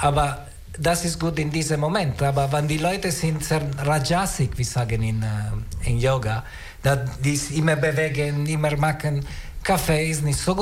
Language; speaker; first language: German; non-native, learner; Italian